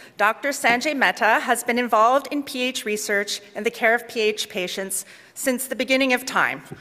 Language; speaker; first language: English; native; English